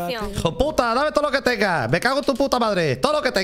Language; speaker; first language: Spanish; native; Spanish